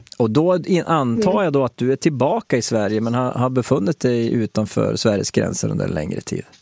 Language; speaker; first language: Swedish; native; Swedish